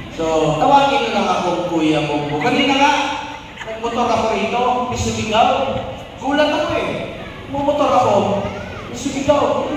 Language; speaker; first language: Filipino; non-native, local second language; Cebuano